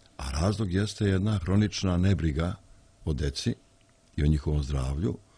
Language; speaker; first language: Serbian; native; Serbian